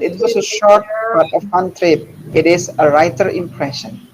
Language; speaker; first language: English; non-native, fluent; Indonesian